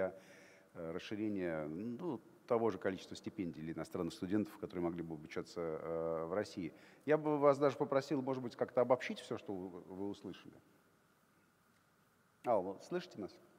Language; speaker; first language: Russian; native; Russian